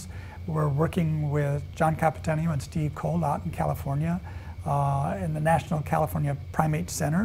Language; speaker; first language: English; native; English